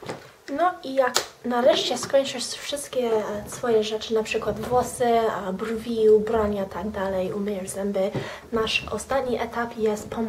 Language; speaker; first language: Polish; early bilingual, heritage; Polish